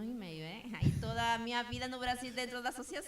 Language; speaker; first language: Portuguese; non-native, fluent; Spanish